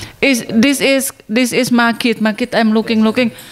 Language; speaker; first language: English; non-native, learner; Indonesian